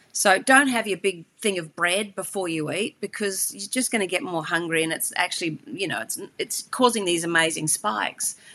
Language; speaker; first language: English; native; English